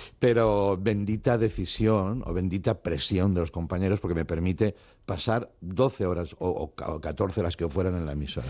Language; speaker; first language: Spanish; non-native, local second language; Catalan